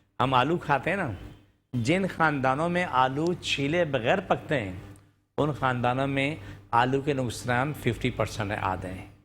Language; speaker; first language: Urdu; non-native, local second language; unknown